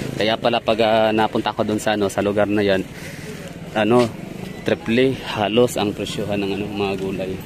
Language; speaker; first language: Filipino; non-native, local second language; Cebuano